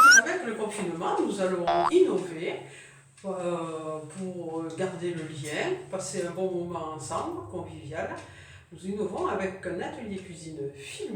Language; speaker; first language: French; native; French